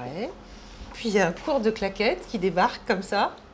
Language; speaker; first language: French; native; French